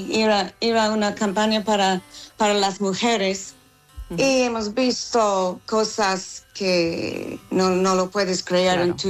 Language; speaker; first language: Spanish; non-native, fluent; English